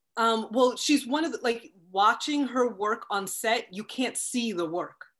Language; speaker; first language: English; native; English